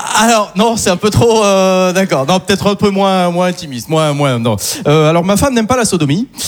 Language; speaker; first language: French; early bilingual, other home language; Arabic